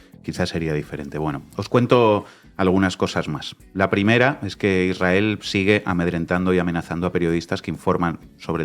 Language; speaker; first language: Spanish; native; Spanish